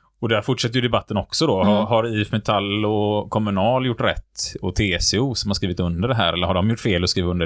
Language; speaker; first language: Swedish; native; Swedish